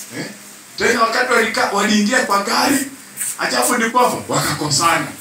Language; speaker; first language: Swahili; non-native, local second language; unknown